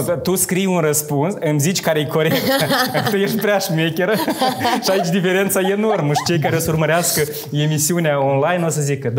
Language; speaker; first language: Romanian; native; Romanian